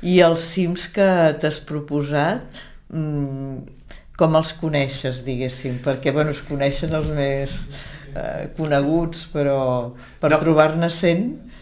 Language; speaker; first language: Catalan; native; Catalan